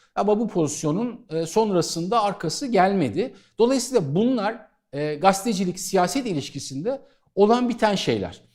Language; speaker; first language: Turkish; native; Turkish